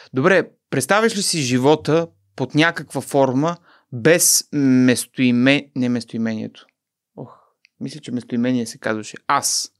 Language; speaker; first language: Bulgarian; native; Bulgarian